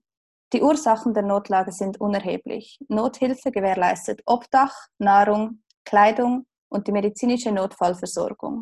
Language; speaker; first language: German; native; German